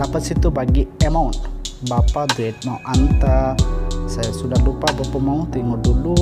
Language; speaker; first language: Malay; non-native, learner; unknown